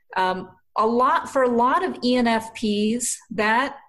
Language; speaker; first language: English; native; English